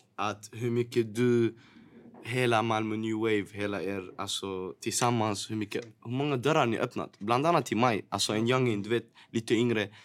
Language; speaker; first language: Swedish; native; Swedish